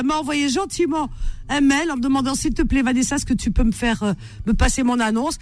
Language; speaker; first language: French; native; French